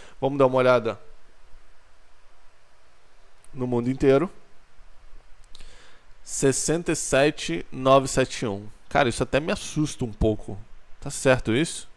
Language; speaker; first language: Portuguese; native; Portuguese